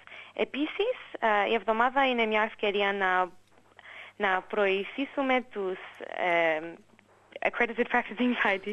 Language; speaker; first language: Greek; early bilingual, heritage; English